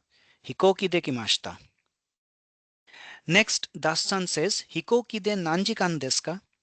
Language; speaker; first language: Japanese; non-native, fluent; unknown